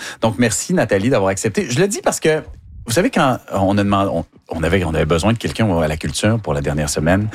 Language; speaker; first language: French; native; French